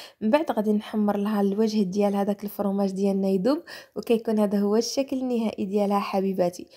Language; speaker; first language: Arabic; native; Arabic